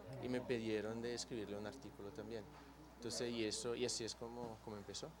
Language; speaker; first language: Spanish; non-native, fluent; Portuguese